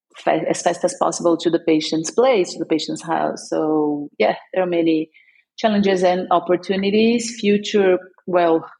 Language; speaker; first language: English; non-native, fluent; Portuguese